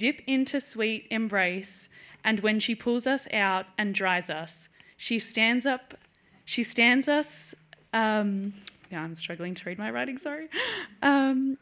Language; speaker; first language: English; native; English